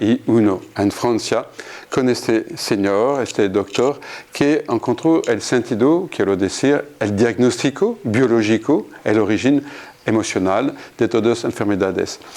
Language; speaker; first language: Spanish; non-native, fluent; French